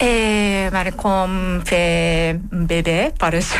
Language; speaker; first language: Catalan; non-native, learner; Japanese